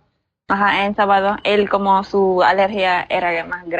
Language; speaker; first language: Spanish; non-native, learner; Filipino